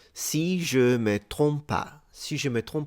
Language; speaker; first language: French; non-native, learner; Italian